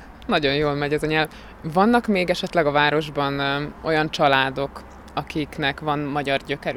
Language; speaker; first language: Hungarian; native; Hungarian